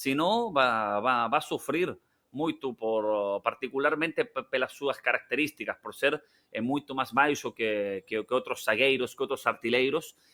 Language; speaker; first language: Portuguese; non-native, learner; Spanish